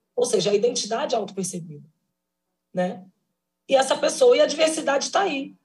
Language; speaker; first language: Portuguese; native; Portuguese